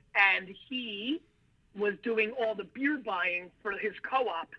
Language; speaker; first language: English; early bilingual, other home language; Russian